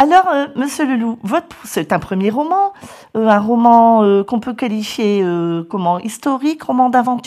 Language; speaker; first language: French; native; French